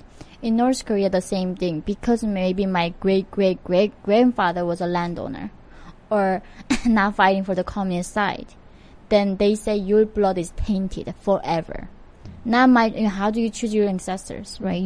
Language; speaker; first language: English; non-native, fluent; Korean